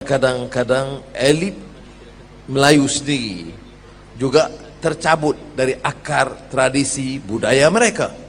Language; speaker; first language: Malay; native; Malay